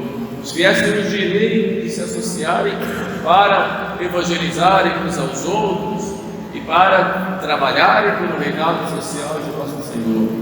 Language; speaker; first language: Portuguese; native; Portuguese